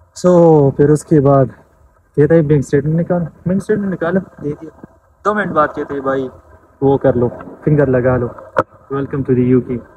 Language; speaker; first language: Urdu; non-native, local second language; Pashto